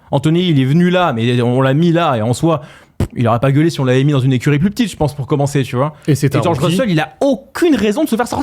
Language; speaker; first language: French; native; French